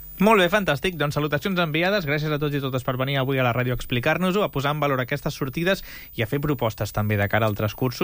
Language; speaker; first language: Catalan; native; Catalan